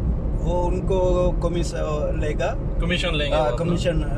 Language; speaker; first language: Hindi; non-native, learner; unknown